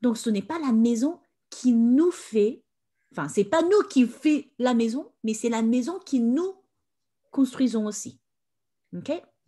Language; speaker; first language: French; non-native, fluent; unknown